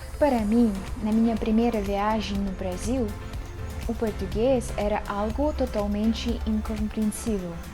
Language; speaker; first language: Portuguese; non-native, learner; Russian